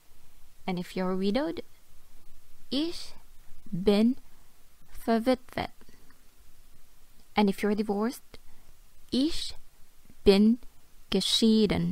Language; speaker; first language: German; non-native, fluent; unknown